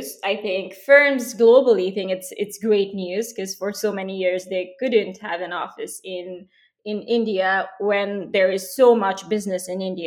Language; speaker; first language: English; non-native, local second language; Hindi